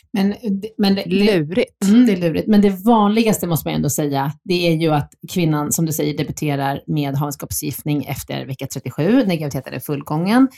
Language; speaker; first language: Swedish; native; Swedish